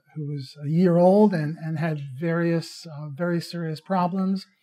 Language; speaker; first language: English; native; English